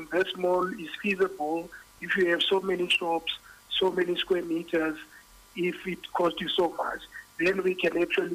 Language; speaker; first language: English; non-native, local second language; Southern Sotho